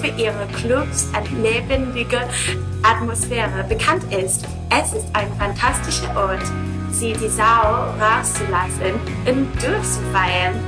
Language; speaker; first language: German; non-native, learner; English